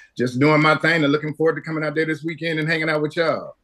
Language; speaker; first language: English; native; English